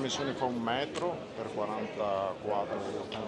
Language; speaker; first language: Italian; native; Italian